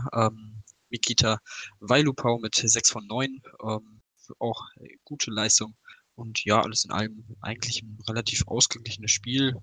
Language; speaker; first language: German; native; German